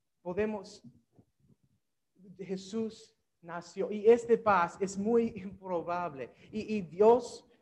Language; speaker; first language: Spanish; non-native, learner; English